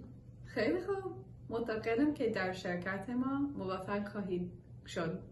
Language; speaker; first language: Persian; non-native, learner; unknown